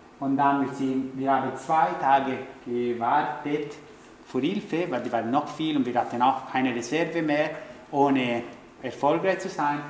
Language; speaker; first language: German; non-native, fluent; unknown